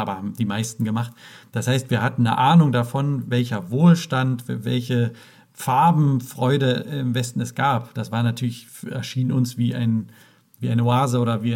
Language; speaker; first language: German; native; German